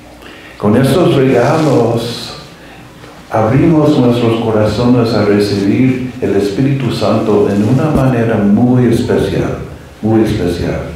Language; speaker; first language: Spanish; non-native, fluent; English